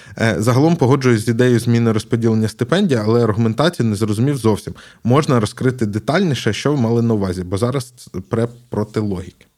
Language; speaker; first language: Ukrainian; native; Ukrainian